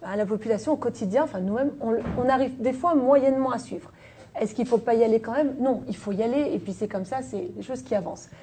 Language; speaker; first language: French; native; French